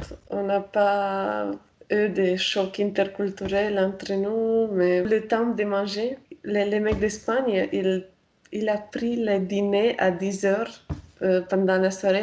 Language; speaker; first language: French; non-native, fluent; Romanian